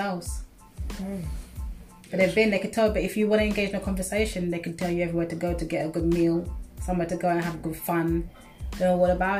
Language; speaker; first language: English; native; English